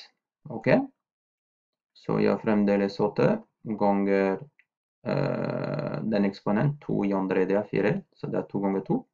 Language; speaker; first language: Norwegian; non-native, fluent; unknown